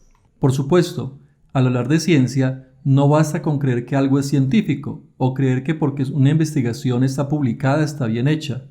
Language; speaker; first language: Spanish; native; Spanish